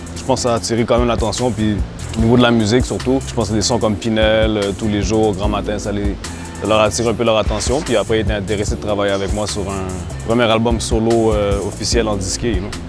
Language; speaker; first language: French; native; French